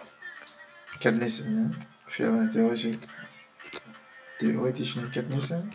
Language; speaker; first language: German; non-native, fluent; French